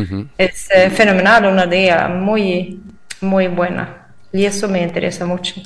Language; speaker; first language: Spanish; non-native, fluent; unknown